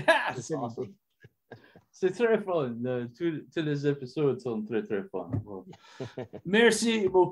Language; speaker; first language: French; non-native, learner; English